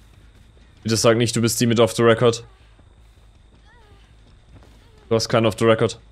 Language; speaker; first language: German; native; German